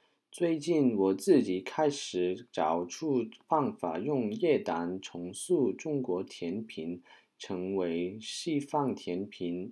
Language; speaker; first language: Chinese; non-native, learner; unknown